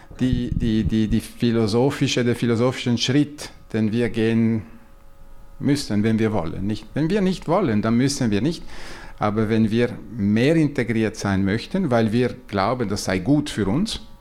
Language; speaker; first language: German; non-native, local second language; Italian